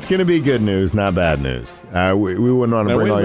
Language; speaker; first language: English; native; English